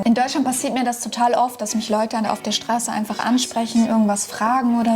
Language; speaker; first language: German; native; German